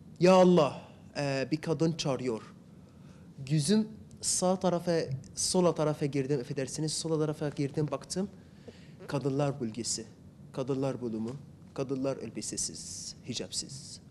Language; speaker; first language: Turkish; non-native, learner; Arabic